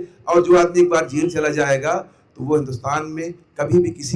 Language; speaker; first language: Hindi; native; Hindi